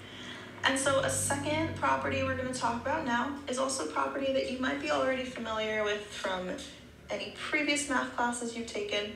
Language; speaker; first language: English; native; English